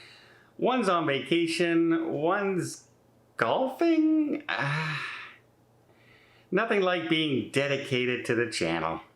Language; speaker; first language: English; native; English